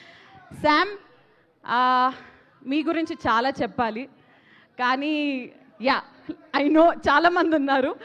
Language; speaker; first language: Telugu; native; Telugu